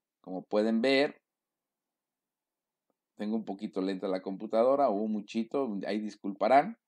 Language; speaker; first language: Spanish; native; Spanish